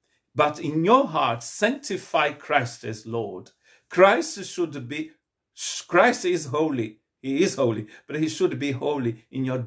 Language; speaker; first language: English; non-native, fluent; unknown